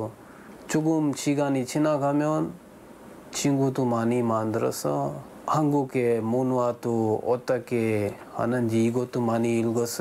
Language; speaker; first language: Korean; non-native, learner; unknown